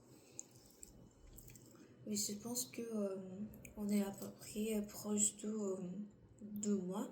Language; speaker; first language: French; non-native, learner; Korean